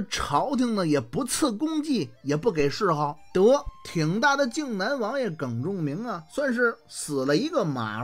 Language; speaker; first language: Chinese; native; Chinese